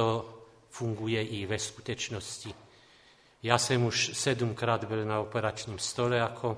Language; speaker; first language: Czech; non-native, local second language; Polish